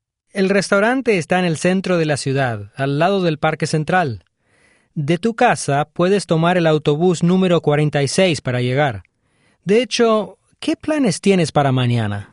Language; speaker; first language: Spanish; non-native, fluent; English